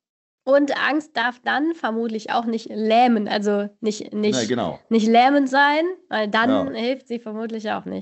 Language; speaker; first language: German; native; German